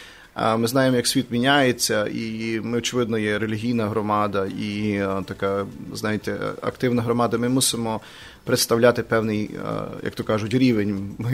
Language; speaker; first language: Ukrainian; native; Ukrainian